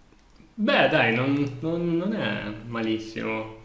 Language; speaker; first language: Italian; native; Italian